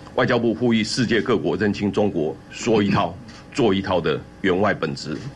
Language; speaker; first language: Chinese; native; Chinese